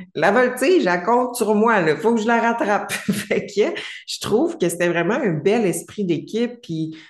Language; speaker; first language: French; native; French